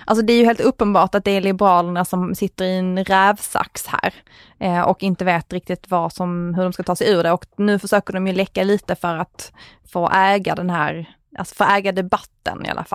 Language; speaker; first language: Swedish; native; Swedish